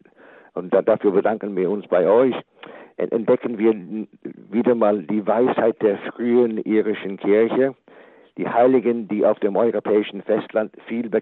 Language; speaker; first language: German; non-native, fluent; English